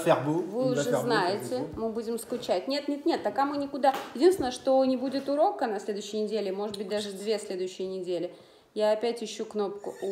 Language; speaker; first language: Russian; native; Russian